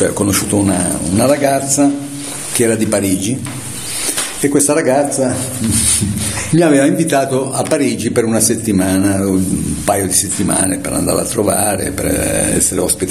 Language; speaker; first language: Italian; native; Italian